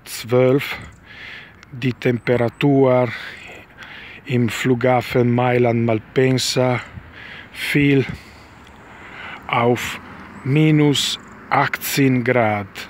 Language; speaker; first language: German; non-native, learner; Italian